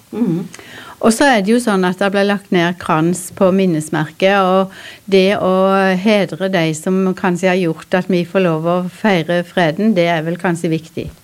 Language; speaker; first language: Norwegian; native; Norwegian